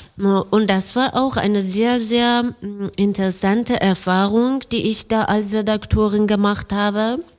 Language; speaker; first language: German; non-native, fluent; Persian